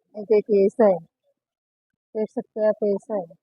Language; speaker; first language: Hindi; non-native, local second language; Marathi